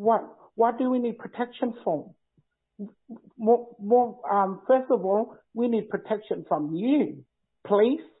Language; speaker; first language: English; native; English